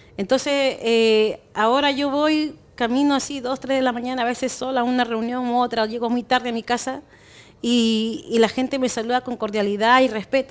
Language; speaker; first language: Spanish; native; Spanish